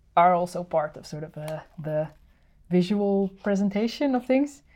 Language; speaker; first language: English; non-native, fluent; Dutch